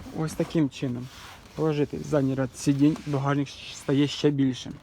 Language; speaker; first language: Ukrainian; native; Ukrainian